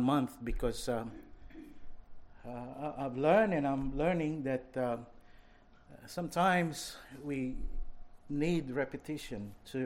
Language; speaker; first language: English; non-native, local second language; Filipino